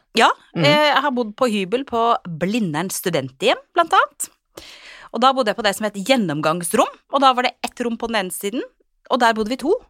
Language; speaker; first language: Norwegian; native; Norwegian